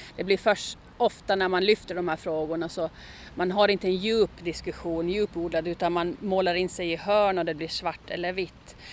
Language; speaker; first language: Swedish; native; Swedish